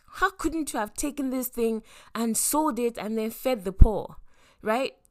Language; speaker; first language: English; non-native, local second language; Yoruba